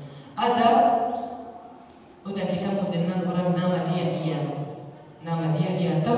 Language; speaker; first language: Indonesian; non-native, learner; Arabic